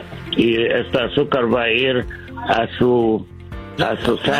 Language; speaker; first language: Spanish; non-native, learner; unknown